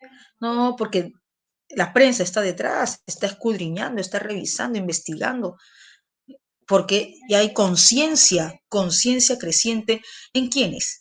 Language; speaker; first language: Spanish; native; Spanish